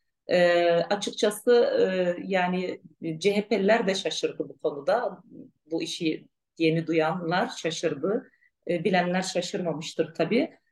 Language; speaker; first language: Turkish; non-native, local second language; Arabic